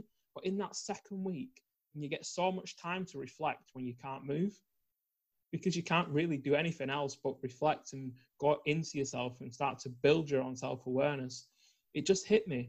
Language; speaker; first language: English; native; English